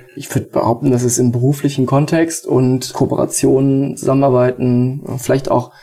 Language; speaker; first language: German; native; German